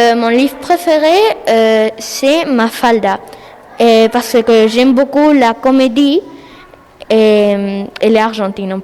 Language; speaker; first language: French; non-native, fluent; Spanish